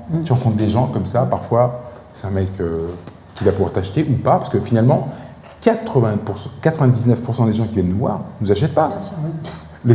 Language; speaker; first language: French; native; French